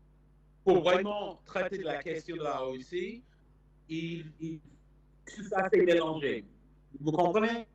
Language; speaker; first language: French; non-native, fluent; English